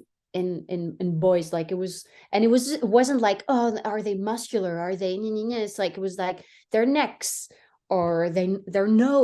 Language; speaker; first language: English; non-native, fluent; French